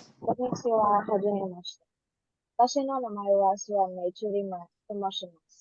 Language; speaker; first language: Japanese; non-native, learner; Filipino